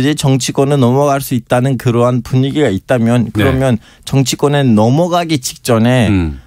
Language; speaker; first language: Korean; non-native, fluent; Turkish